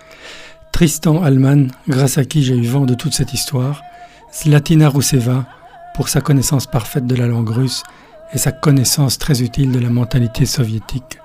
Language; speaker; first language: French; native; French